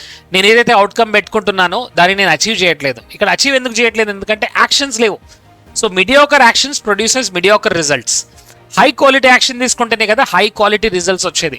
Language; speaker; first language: Telugu; native; Telugu